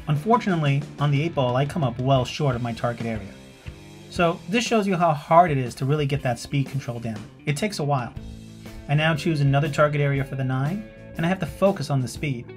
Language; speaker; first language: English; native; English